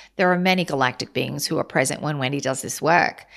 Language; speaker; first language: English; native; English